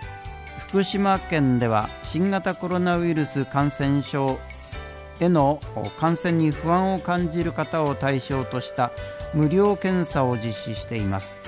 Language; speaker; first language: Japanese; native; Japanese